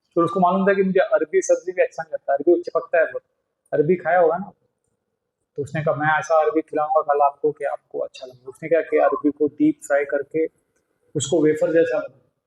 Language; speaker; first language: Hindi; non-native, local second language; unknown